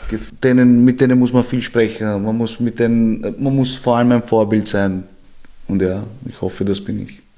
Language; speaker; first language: German; early bilingual, other home language; Georgian